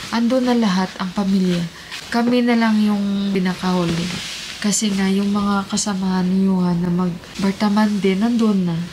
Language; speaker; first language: Filipino; native; Filipino